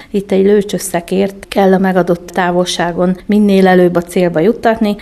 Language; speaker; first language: Hungarian; native; Hungarian